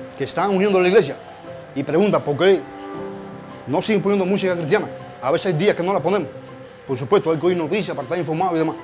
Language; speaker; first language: Spanish; native; Spanish